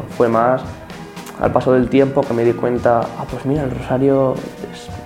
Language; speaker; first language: Spanish; native; Spanish